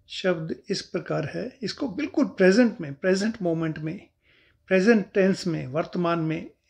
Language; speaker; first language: Hindi; non-native, local second language; Punjabi